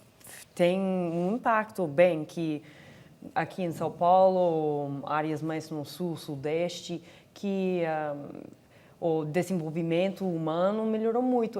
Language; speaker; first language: Portuguese; non-native, fluent; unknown